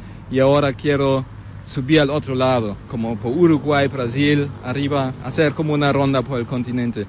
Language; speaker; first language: Spanish; non-native, learner; German